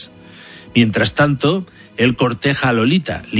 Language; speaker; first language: Spanish; native; Spanish